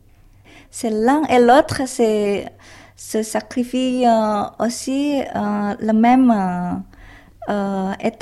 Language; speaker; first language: French; non-native, learner; Indonesian